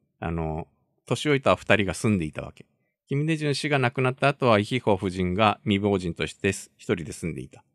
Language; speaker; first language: Japanese; native; Japanese